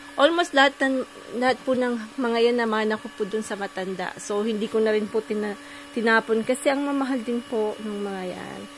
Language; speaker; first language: Filipino; native; Filipino